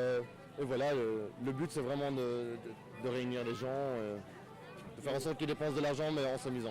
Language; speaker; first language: French; native; French